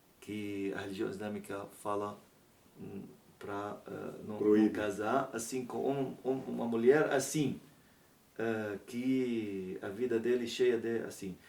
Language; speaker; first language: Portuguese; non-native, learner; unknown